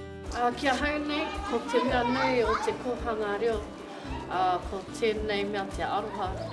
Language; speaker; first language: Māori; non-native, learner; English